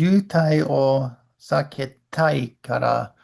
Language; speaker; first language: Japanese; non-native, learner; English